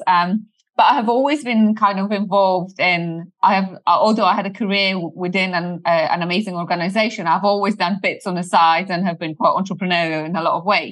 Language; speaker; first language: English; non-native, fluent; Polish